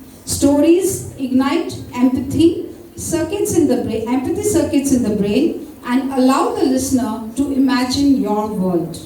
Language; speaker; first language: English; non-native, local second language; Marathi